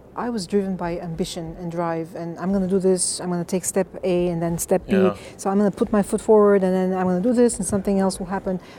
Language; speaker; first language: English; non-native, fluent; Bulgarian